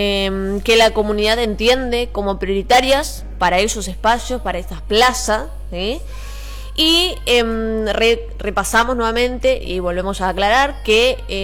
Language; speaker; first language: Spanish; native; Spanish